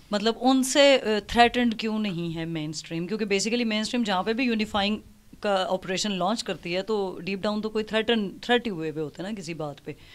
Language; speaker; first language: Urdu; non-native, local second language; Punjabi